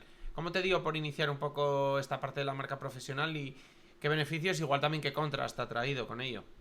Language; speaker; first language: Spanish; native; Spanish